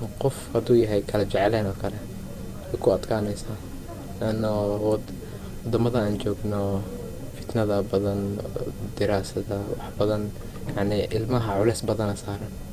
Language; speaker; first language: Somali; early bilingual, heritage; Somali